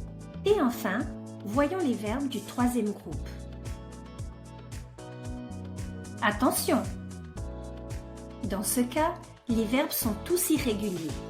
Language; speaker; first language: French; non-native, fluent; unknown